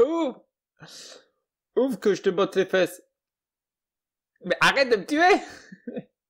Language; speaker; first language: French; native; French